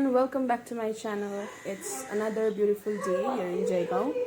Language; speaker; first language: English; non-native, local second language; Nepali